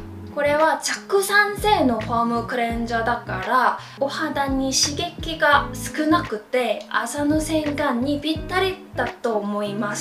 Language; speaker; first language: Japanese; non-native, fluent; Korean